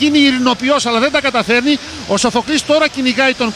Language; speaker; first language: Greek; native; Greek